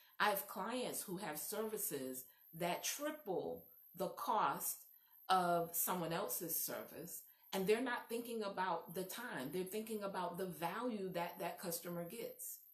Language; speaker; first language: English; native; English